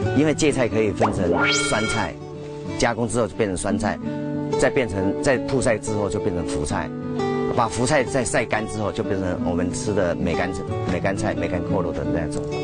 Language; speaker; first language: Chinese; non-native, local second language; Hakka Chinese